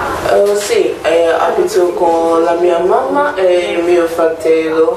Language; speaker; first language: Italian; non-native, learner; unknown